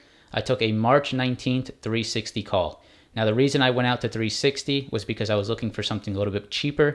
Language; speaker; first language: English; native; English